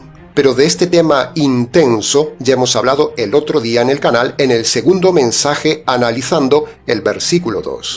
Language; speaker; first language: Spanish; native; Spanish